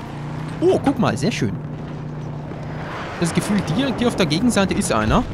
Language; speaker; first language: German; native; German